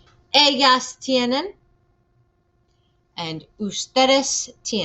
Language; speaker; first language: Spanish; non-native, fluent; English